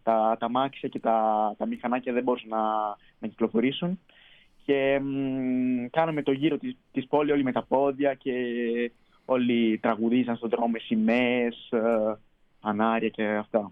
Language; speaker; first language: Greek; early bilingual, heritage; Greek